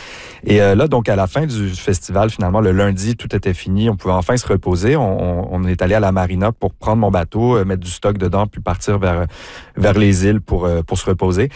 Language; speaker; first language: French; native; French